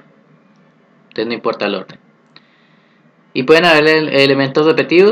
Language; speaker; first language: Spanish; native; Spanish